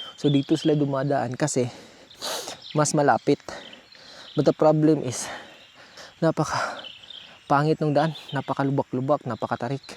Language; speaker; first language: Filipino; non-native, local second language; Cebuano